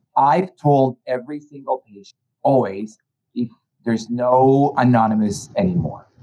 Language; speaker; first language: English; early bilingual, other home language; Spanish